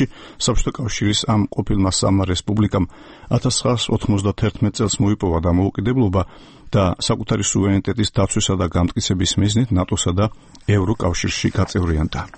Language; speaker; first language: Georgian; native; Georgian